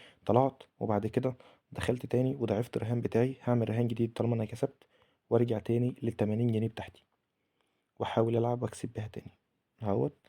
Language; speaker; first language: Arabic; native; Arabic